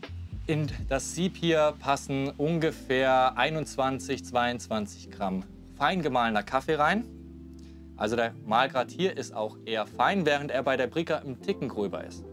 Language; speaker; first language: German; native; German